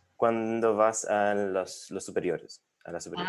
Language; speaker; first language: Spanish; non-native, fluent; English